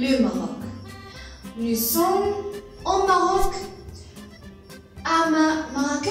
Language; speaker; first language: French; non-native, learner; Spanish